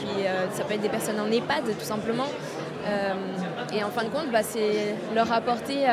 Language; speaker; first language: French; native; French